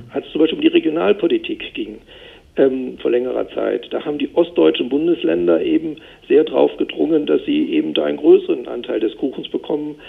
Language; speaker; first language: German; native; German